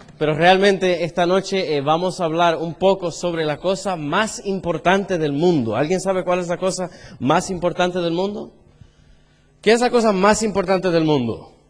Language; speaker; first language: Spanish; early bilingual, heritage; Spanish